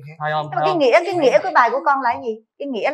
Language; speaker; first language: Vietnamese; native; Vietnamese